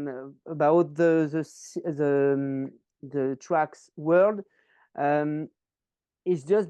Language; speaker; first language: English; non-native, learner; French